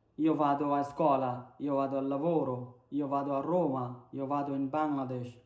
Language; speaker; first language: Italian; non-native, learner; Bangla